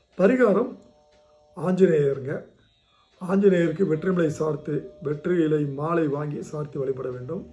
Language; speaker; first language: Tamil; native; Tamil